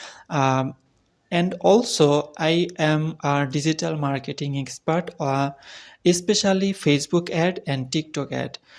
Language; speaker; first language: English; non-native, learner; Bangla